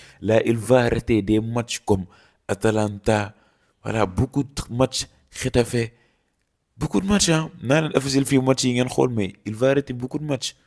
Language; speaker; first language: French; non-native, local second language; Wolof